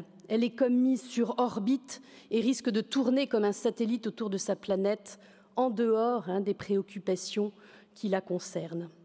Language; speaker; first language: French; native; French